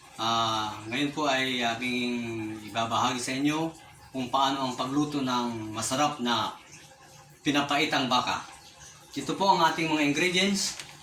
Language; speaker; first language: Filipino; native; Filipino